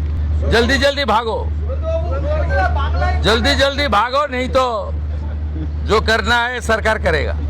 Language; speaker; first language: Hindi; non-native, local second language; Bangla